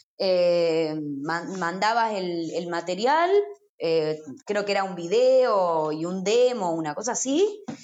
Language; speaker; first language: Spanish; native; Spanish